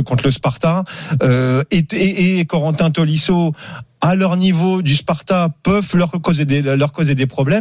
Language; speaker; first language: French; native; French